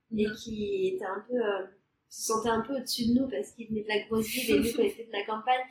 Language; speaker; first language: French; native; French